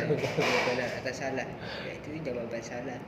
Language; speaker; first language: Indonesian; non-native, learner; Malay